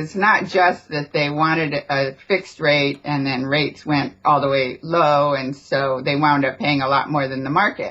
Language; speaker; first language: English; native; English